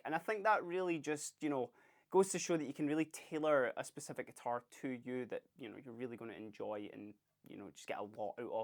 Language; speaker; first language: English; native; English